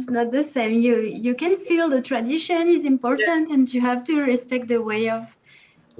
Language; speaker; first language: English; non-native, learner; French